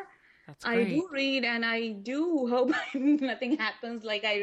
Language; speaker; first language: English; non-native, local second language; Urdu